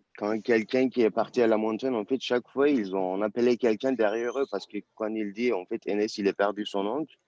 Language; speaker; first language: French; non-native, learner; Turkish